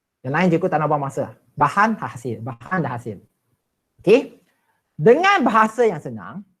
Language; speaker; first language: Malay; non-native, local second language; Chinese